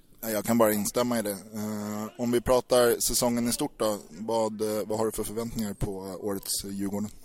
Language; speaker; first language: Swedish; native; Swedish